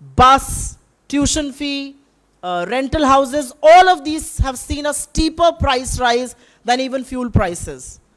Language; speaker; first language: English; non-native, local second language; Hindi